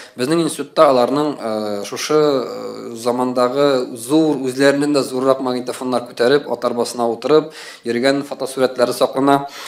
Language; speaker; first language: Tatar; native; Tatar